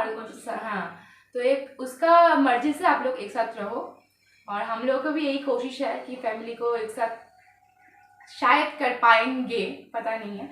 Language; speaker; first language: Hindi; non-native, local second language; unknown